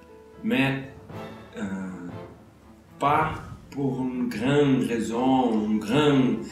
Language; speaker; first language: French; non-native, learner; Portuguese